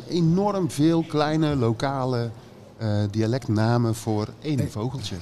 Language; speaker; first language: Dutch; native; Dutch